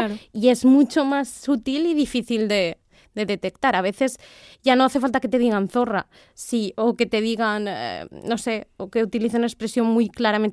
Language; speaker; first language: Spanish; native; Spanish